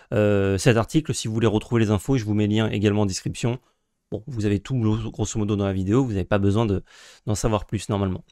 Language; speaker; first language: French; native; French